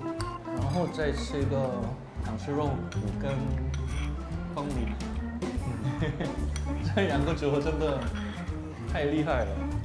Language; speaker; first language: Chinese; non-native, fluent; Korean